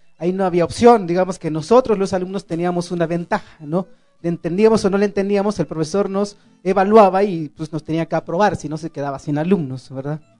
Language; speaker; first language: Spanish; non-native, local second language; Tzotzil